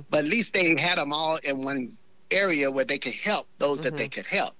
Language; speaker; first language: English; native; English